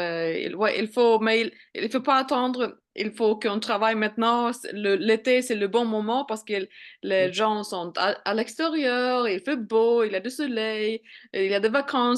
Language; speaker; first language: French; non-native, fluent; Swedish